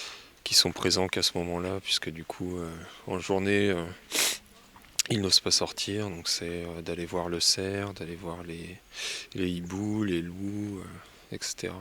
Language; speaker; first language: French; native; French